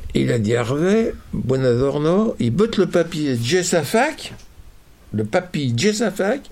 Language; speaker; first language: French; native; French